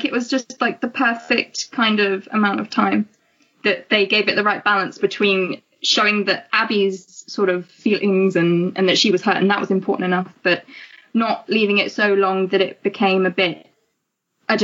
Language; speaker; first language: English; native; English